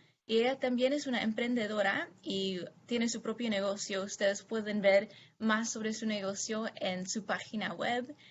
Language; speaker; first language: Spanish; non-native, fluent; English